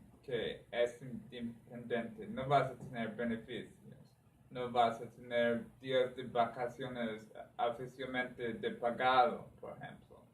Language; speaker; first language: Spanish; non-native, learner; English